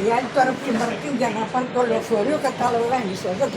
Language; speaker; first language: Greek; non-native, learner; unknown